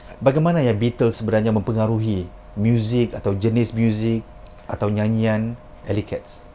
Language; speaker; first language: Malay; native; Malay